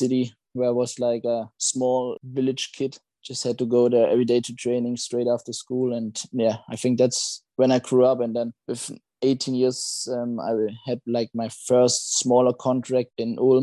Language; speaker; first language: English; non-native, fluent; German